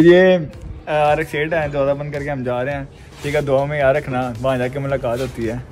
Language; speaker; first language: Urdu; non-native, local second language; Punjabi